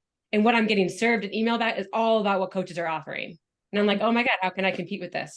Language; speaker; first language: English; native; English